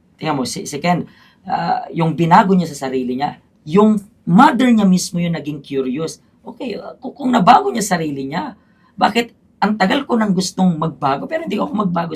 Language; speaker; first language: Filipino; native; Filipino